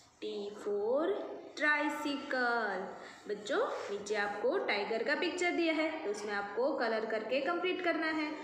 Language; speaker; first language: Hindi; non-native, local second language; Gujarati